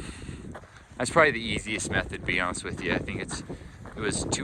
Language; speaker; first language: English; native; English